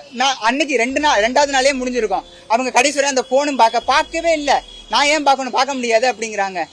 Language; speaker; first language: Tamil; native; Tamil